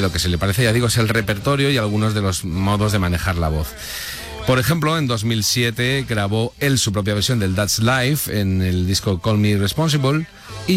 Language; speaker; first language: Spanish; native; Spanish